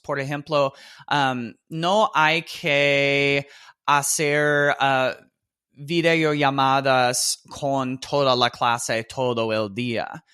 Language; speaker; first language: Spanish; non-native, fluent; English